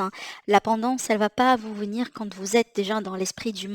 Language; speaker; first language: French; native; French